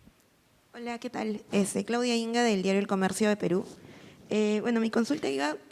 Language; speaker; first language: Spanish; native; Spanish